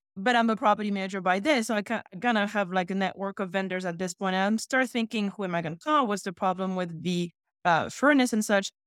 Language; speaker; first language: English; non-native, fluent; French